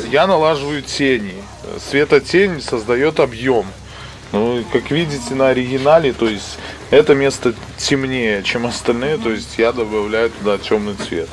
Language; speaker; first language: Russian; native; Russian